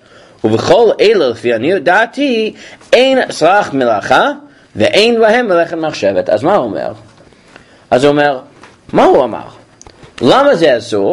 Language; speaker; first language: Hebrew; non-native, fluent; English